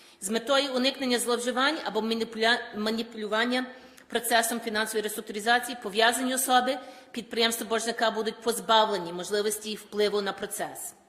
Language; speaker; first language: Ukrainian; early bilingual, heritage; Ukrainian